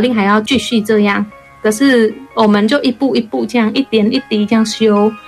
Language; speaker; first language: Chinese; non-native, fluent; Khmer